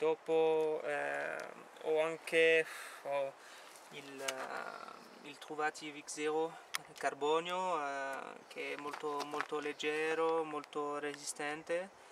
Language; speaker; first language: Italian; non-native, fluent; French